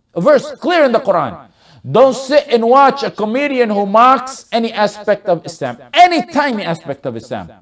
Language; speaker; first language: English; early bilingual, other home language; Arabic